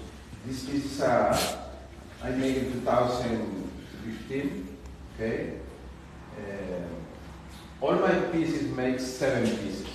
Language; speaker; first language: English; non-native, learner; Spanish